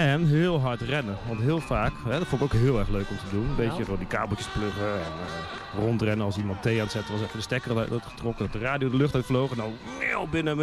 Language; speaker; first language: Dutch; native; Dutch